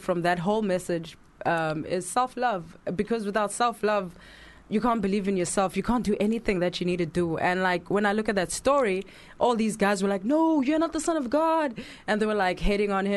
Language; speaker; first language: English; non-native, local second language; Zulu